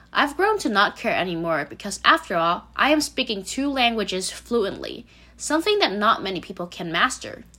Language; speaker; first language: English; non-native, fluent; Vietnamese